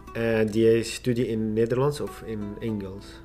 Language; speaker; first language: Dutch; non-native, learner; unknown